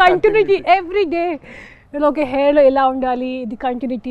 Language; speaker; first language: Telugu; non-native, local second language; Hindi